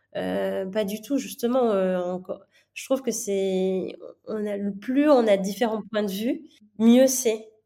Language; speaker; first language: French; non-native, local second language; Gujarati